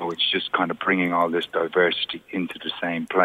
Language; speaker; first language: English; native; English